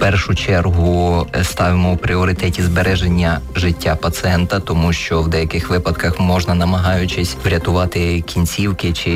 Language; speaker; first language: Ukrainian; native; Ukrainian